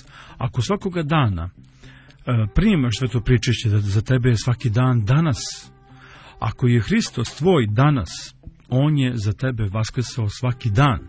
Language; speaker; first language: Serbian; native; Serbian